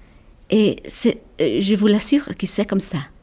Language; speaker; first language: French; non-native, local second language; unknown